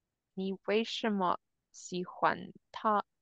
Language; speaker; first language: Chinese; non-native, learner; English